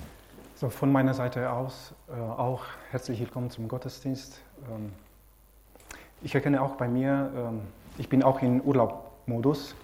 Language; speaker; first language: German; non-native, fluent; Romanian